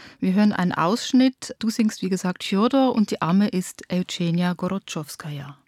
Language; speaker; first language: German; native; German